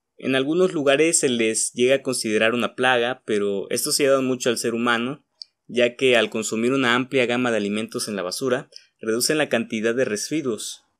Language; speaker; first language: Spanish; native; Spanish